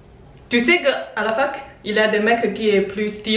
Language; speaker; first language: French; non-native, learner; Chinese